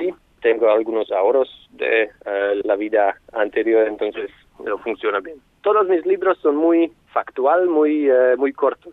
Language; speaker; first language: Spanish; non-native, fluent; Slovak